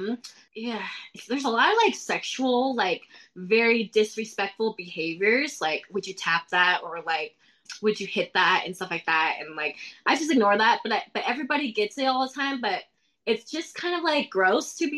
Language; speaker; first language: English; early bilingual, other home language; Thai